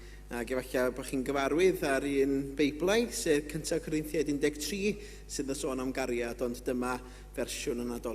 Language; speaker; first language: Welsh; native; Welsh